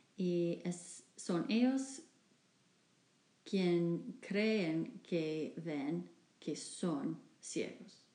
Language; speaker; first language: Spanish; non-native, fluent; English